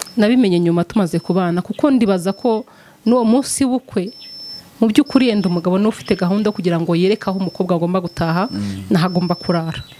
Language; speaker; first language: Kinyarwanda; native; Kinyarwanda